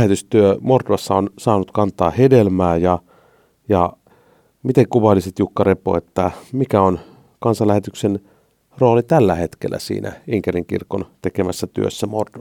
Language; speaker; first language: Finnish; native; Finnish